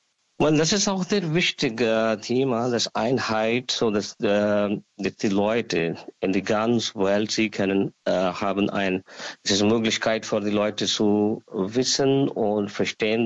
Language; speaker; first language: German; non-native, learner; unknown